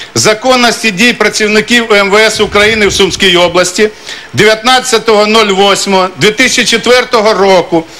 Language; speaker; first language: Ukrainian; non-native, local second language; Russian